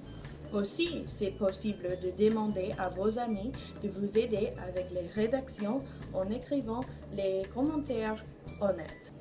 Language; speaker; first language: French; non-native, learner; English